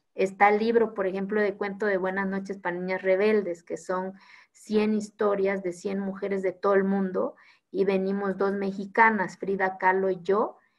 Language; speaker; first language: Spanish; non-native, local second language; Zapotec